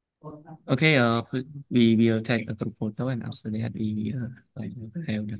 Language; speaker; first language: English; non-native, learner; Khmer